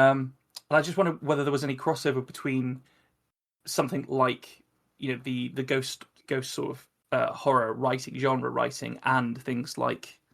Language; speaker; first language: English; native; English